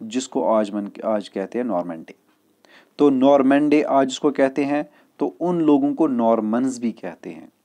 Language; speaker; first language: Hindi; non-native, local second language; Kashmiri